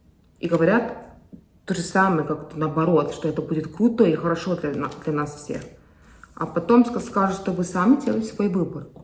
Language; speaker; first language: Russian; non-native, fluent; Estonian